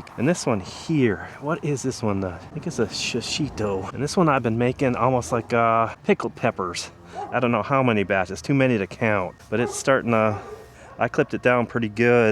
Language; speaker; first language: English; native; English